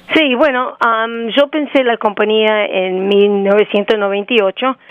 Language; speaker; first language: Spanish; native; Spanish